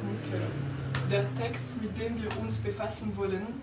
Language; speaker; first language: German; non-native, fluent; French